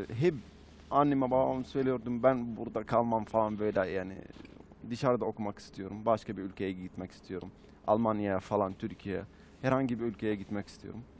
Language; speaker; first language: Turkish; non-native, fluent; Arabic